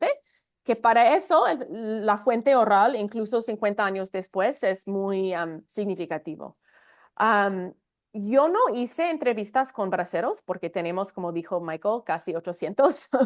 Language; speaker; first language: Spanish; non-native, fluent; English